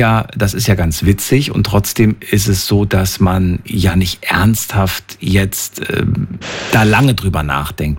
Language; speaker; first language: German; native; German